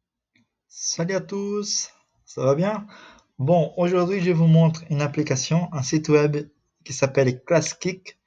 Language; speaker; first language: French; non-native, fluent; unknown